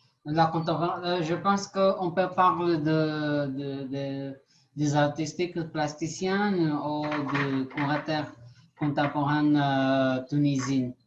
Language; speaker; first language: French; non-native, learner; Portuguese